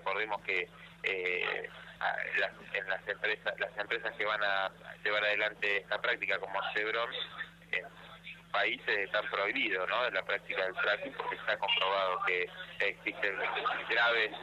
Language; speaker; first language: Spanish; native; Spanish